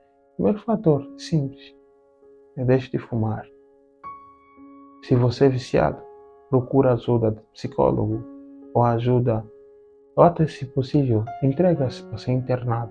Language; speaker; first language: Portuguese; native; Portuguese